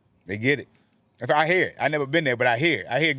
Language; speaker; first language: English; native; English